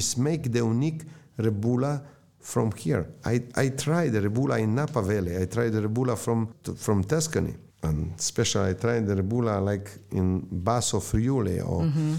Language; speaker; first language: English; non-native, learner; Slovenian